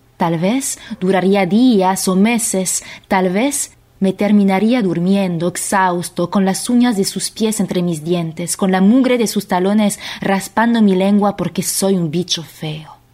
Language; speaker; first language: Spanish; non-native, fluent; French